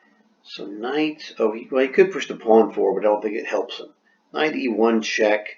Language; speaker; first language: English; native; English